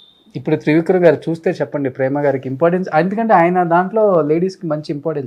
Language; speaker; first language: Telugu; native; Telugu